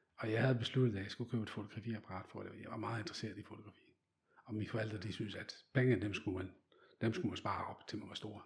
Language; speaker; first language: Danish; non-native, fluent; Dutch